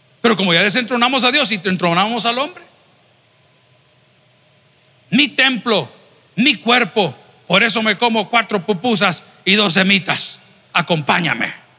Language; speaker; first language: Spanish; native; Spanish